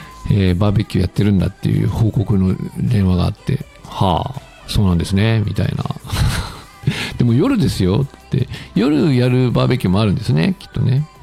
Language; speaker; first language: Japanese; native; Japanese